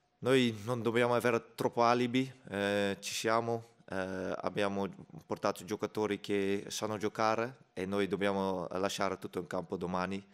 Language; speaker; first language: Italian; non-native, fluent; Dutch